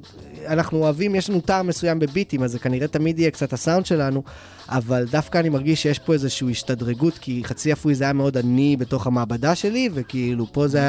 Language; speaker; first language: Hebrew; native; Hebrew